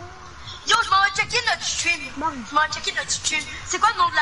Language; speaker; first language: French; native; French